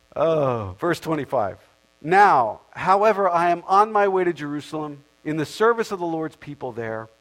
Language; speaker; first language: English; native; English